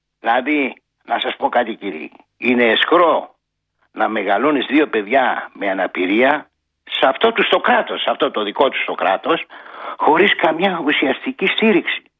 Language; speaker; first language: Greek; native; Greek